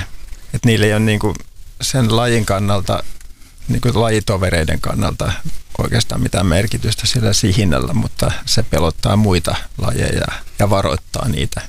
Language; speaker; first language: Finnish; native; Finnish